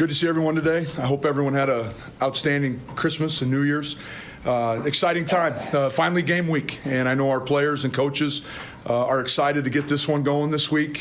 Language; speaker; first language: English; native; English